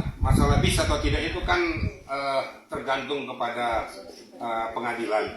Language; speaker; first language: Indonesian; native; Indonesian